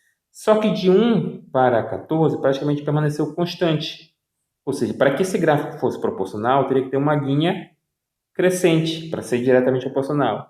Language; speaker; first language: Portuguese; native; Portuguese